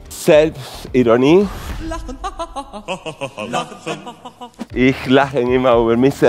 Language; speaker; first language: German; non-native, fluent; Spanish